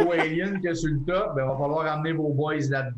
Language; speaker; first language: French; native; French